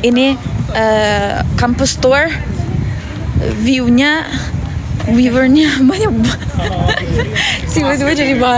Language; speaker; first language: Indonesian; non-native, learner; Turkish